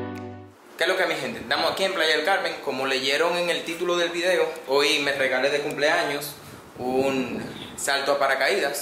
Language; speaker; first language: Spanish; native; Spanish